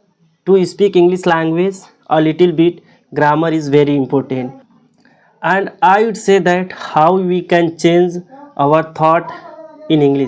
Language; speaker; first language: English; non-native, local second language; Hindi